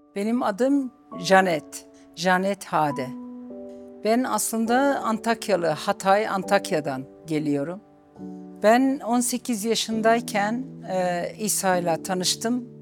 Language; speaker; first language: Turkish; non-native, local second language; Arabic